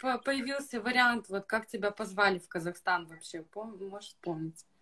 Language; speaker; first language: Russian; native; Russian